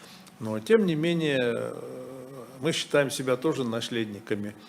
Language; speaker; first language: Russian; native; Russian